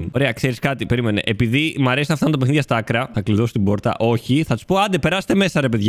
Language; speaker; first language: Greek; native; Greek